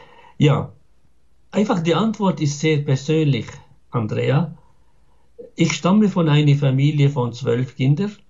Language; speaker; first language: German; non-native, fluent; Arabic